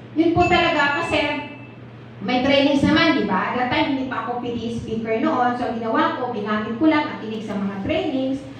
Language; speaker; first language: Filipino; non-native, local second language; Cebuano